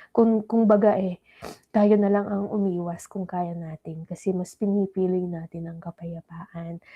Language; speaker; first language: Filipino; non-native, local second language; Pampanga